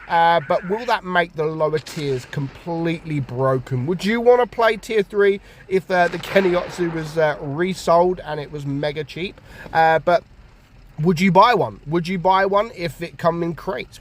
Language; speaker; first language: English; native; English